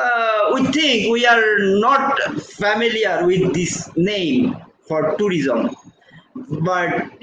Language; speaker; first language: English; non-native, fluent; Bangla